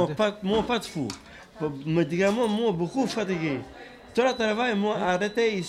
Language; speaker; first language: French; non-native, learner; Albanian